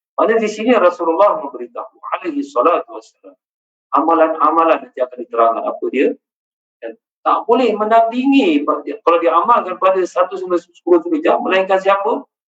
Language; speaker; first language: Malay; native; Malay